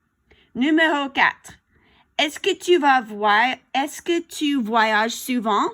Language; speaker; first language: French; non-native, fluent; English